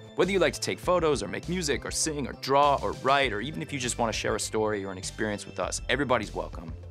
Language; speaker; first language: English; native; English